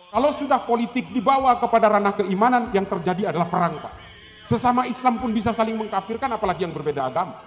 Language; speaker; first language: Indonesian; non-native, local second language; Madurese